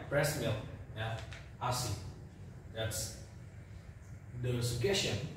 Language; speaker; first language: English; non-native, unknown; Indonesian